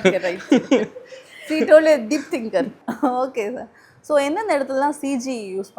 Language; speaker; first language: Tamil; native; Tamil